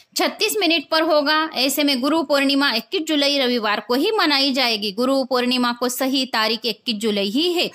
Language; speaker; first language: Hindi; non-native, local second language; Marathi